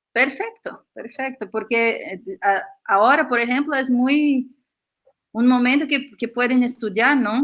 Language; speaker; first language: Spanish; non-native, fluent; Portuguese